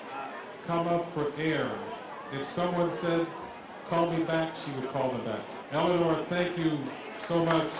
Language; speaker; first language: English; native; English